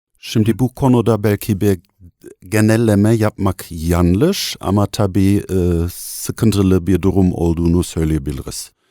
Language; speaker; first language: Turkish; non-native, fluent; German